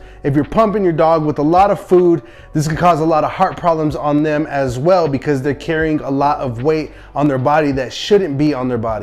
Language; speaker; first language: English; native; English